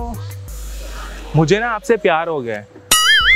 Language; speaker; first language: Hindi; native; Hindi